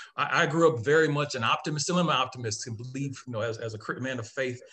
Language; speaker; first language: English; native; English